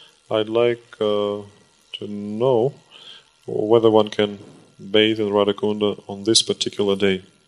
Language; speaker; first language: English; non-native, fluent; Russian